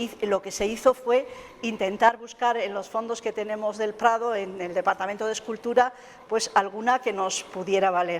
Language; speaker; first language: Spanish; native; Spanish